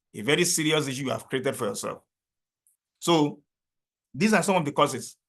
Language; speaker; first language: English; non-native, local second language; Yoruba